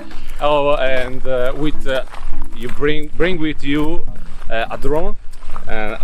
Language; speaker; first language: English; non-native, learner; Italian